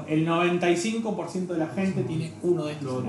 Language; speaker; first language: Spanish; native; Spanish